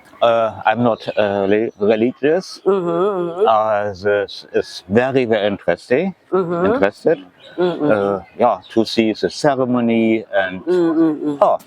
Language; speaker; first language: English; non-native, learner; German